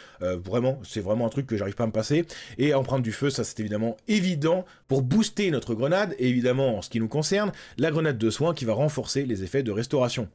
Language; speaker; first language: French; native; French